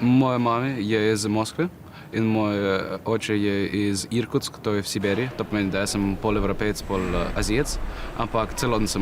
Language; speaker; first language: Slovenian; early bilingual, other home language; Russian